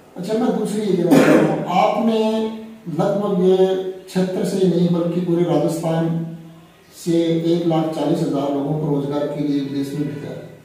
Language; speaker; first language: Hindi; native; Hindi